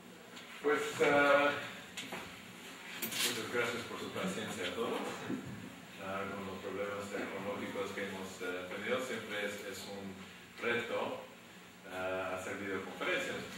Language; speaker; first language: Spanish; non-native, fluent; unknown